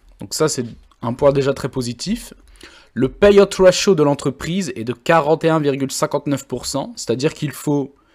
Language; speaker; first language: French; native; French